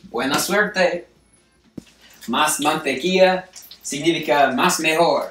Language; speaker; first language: Spanish; non-native, learner; English